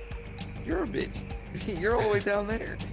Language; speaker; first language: English; native; English